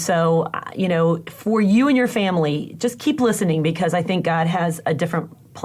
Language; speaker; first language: English; native; English